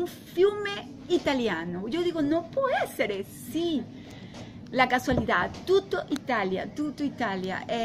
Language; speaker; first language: Italian; non-native, learner; Spanish